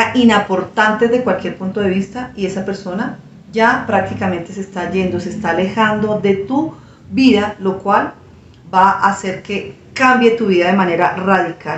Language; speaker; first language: Spanish; native; Spanish